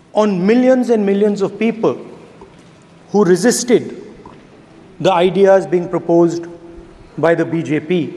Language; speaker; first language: English; non-native, local second language; Hindi